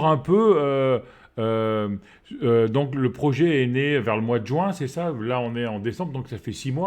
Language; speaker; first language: French; native; French